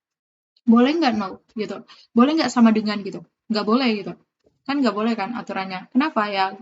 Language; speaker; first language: Indonesian; native; Indonesian